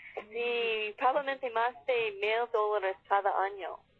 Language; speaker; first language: Spanish; non-native, fluent; English